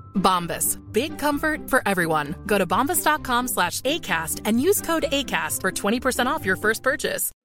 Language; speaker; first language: English; native; English